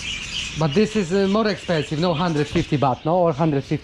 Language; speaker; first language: English; non-native, learner; Polish